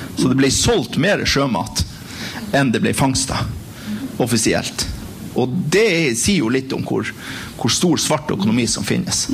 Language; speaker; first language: Norwegian; native; Norwegian